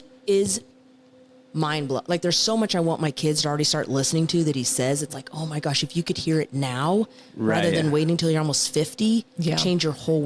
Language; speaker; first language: English; native; English